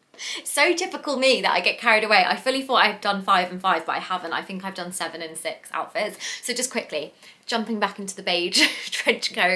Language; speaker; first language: English; native; English